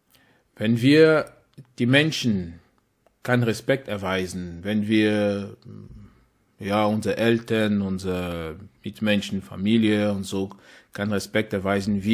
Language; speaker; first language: German; non-native, fluent; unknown